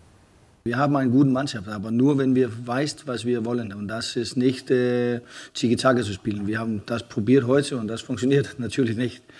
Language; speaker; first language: German; non-native, fluent; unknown